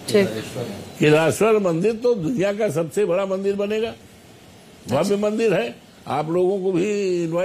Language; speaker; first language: Hindi; native; Hindi